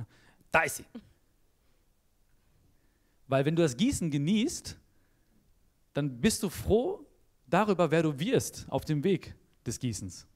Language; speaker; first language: German; native; German